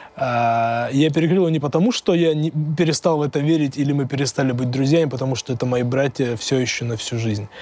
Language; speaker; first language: Russian; native; Russian